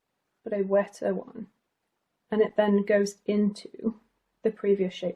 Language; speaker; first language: English; native; English